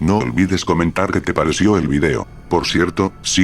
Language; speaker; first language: Spanish; native; Spanish